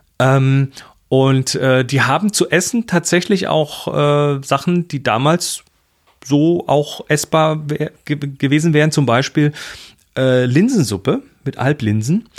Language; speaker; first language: German; native; German